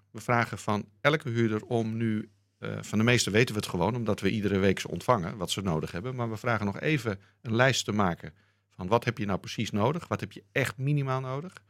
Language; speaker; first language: Dutch; native; Dutch